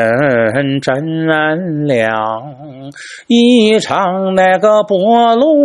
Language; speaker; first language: Chinese; native; Chinese